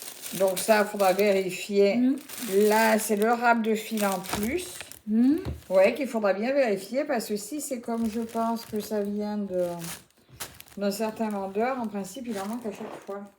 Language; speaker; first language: French; native; French